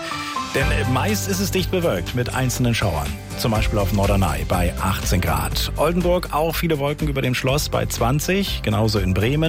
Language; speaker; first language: German; native; German